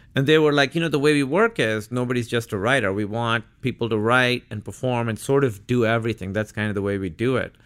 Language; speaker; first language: English; non-native, local second language; Urdu